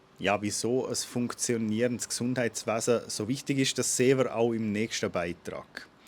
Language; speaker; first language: German; native; German